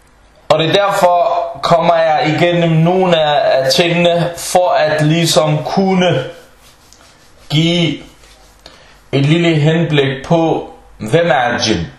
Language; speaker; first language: Danish; early bilingual, other home language; Arabic